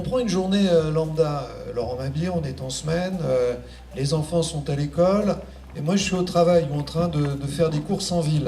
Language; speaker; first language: French; native; French